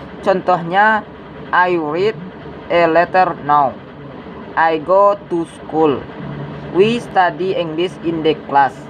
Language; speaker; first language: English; non-native, learner; Indonesian